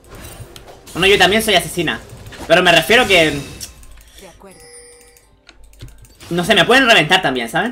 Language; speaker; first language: Spanish; native; Spanish